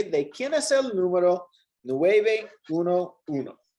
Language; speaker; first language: Spanish; non-native, fluent; English